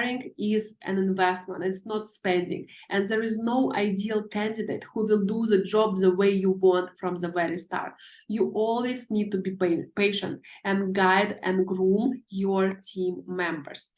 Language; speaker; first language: English; non-native, fluent; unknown